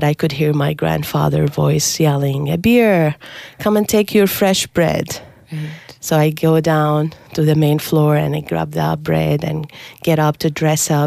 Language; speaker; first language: English; non-native, fluent; Arabic